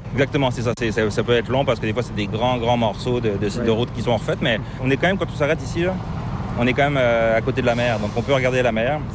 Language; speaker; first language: French; native; French